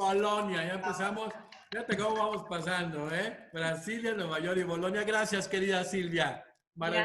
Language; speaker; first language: Spanish; native; Spanish